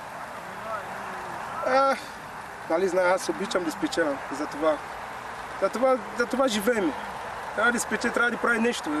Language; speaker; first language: Bulgarian; non-native, learner; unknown